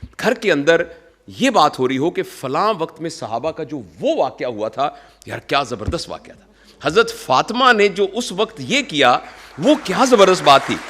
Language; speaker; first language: Urdu; non-native, local second language; Punjabi